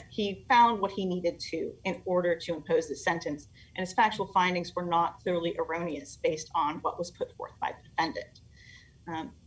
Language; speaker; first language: English; native; English